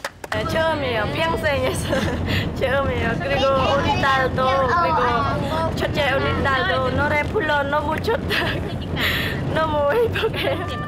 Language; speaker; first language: Korean; non-native, learner; Khmer